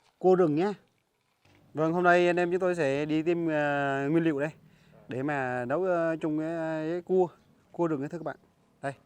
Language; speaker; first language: Vietnamese; non-native, local second language; Jarai